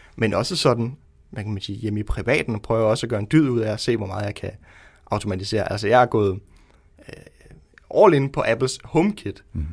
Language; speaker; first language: Danish; native; Danish